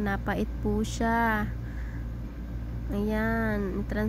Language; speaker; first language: Filipino; native; Filipino